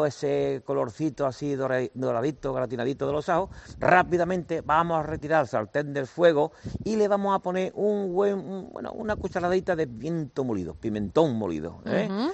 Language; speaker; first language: Spanish; native; Spanish